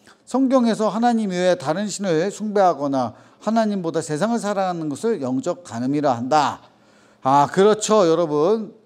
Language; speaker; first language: Korean; native; Korean